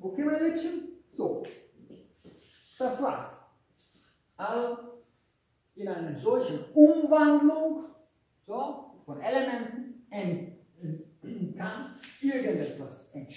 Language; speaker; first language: German; non-native, fluent; Hungarian